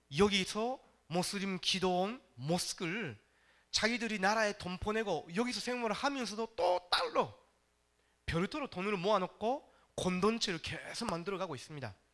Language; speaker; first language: Korean; non-native, fluent; Japanese